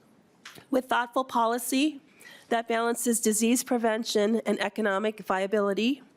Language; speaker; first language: English; native; English